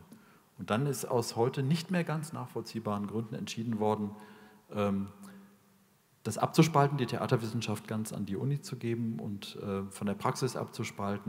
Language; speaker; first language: German; native; German